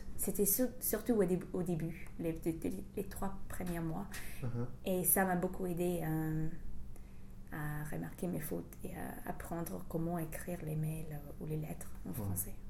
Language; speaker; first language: French; non-native, fluent; English